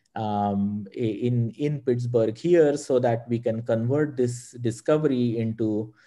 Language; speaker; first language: English; non-native, local second language; Marathi